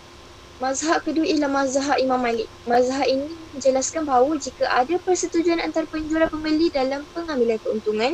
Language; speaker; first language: Malay; native; Malay